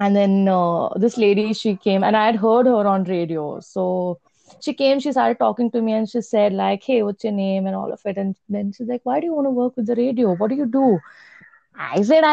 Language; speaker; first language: English; non-native, local second language; Hindi